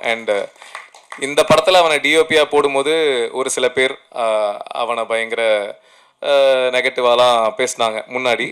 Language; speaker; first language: Tamil; native; Tamil